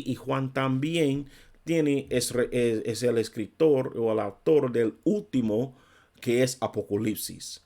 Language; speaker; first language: Spanish; non-native, fluent; English